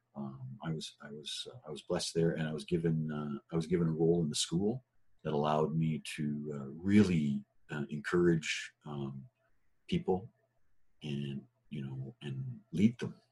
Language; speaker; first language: English; native; English